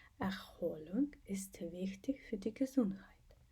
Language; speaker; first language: German; non-native, fluent; Ukrainian